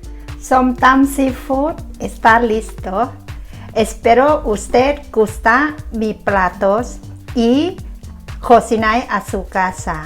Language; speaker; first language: Spanish; non-native, learner; Thai